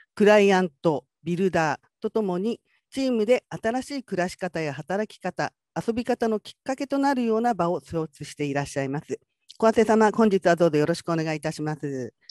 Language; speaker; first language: Japanese; native; Japanese